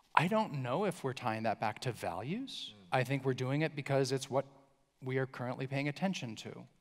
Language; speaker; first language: English; native; English